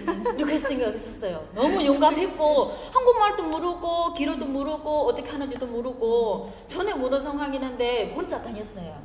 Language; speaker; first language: Korean; non-native, fluent; Vietnamese